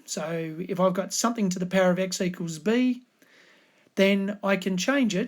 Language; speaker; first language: English; native; English